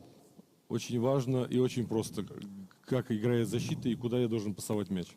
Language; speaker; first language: Russian; native; Russian